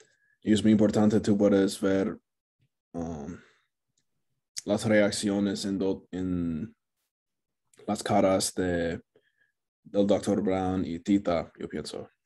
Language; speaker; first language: Spanish; non-native, learner; English